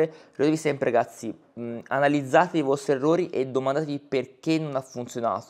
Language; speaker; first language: Italian; native; Italian